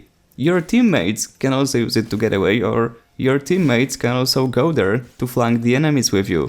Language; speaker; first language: English; non-native, fluent; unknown